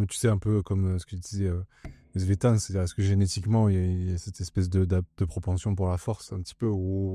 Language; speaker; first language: French; native; French